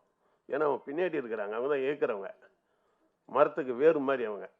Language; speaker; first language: Tamil; native; Tamil